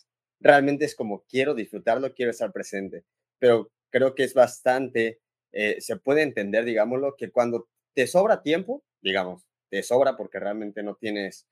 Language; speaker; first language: Spanish; native; Spanish